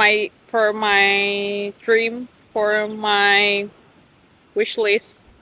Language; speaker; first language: English; non-native, learner; Indonesian